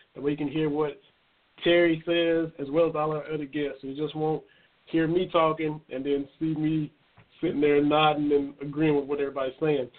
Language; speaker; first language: English; native; English